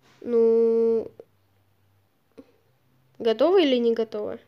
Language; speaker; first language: Russian; native; Russian